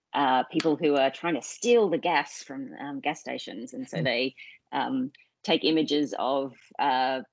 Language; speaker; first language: English; native; English